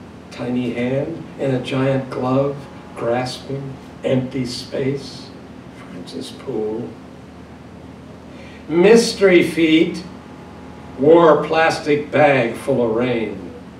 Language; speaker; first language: English; native; English